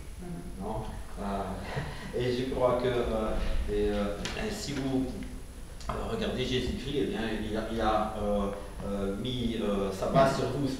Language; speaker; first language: French; non-native, fluent; Ukrainian